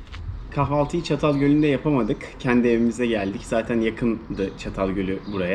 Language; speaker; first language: Turkish; native; Turkish